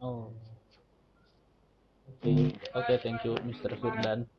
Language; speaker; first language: English; non-native, learner; Indonesian